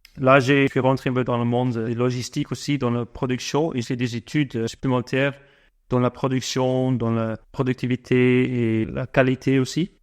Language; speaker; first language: French; non-native, fluent; English